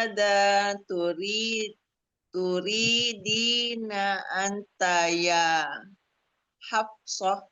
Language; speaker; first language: Arabic; non-native, learner; Indonesian